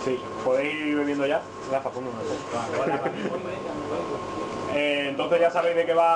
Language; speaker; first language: Spanish; native; Spanish